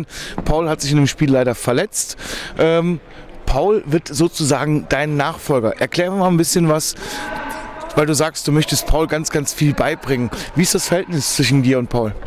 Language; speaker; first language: German; native; German